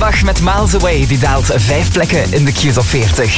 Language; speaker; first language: Dutch; native; Dutch